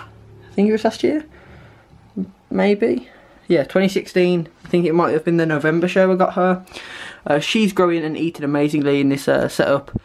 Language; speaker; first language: English; native; English